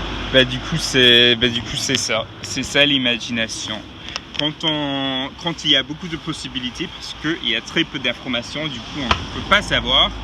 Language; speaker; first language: French; non-native, fluent; English